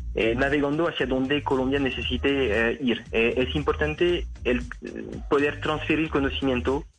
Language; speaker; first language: Spanish; non-native, fluent; French